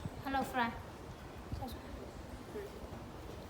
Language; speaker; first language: English; non-native, learner; Chinese